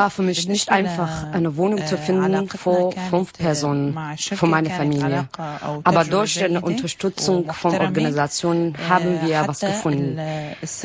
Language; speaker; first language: German; non-native, learner; Arabic